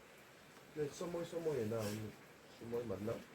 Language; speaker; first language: Hindi; non-native, local second language; Mizo